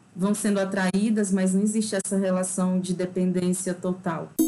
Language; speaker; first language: Portuguese; native; Portuguese